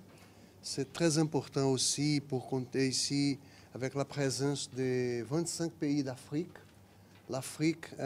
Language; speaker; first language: French; non-native, fluent; Portuguese